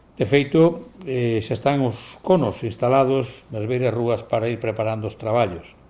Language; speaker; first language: Galician; native; Galician